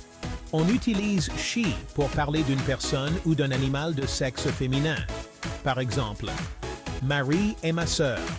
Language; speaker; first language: French; non-native, local second language; Haitian Creole